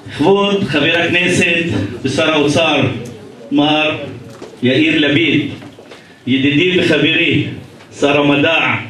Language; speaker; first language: Hebrew; non-native, local second language; Arabic